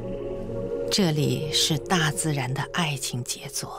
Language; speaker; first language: Chinese; native; Chinese